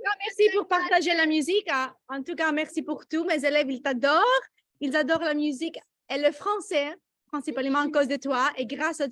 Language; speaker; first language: French; non-native, fluent; English